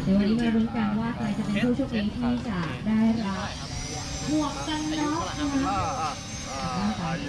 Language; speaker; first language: Thai; native; Thai